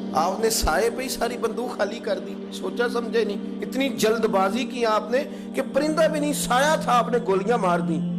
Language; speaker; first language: Urdu; non-native, local second language; Punjabi